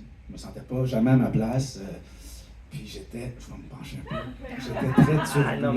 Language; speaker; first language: French; native; French